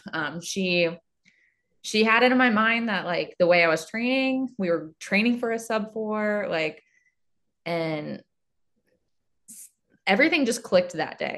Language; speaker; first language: English; native; English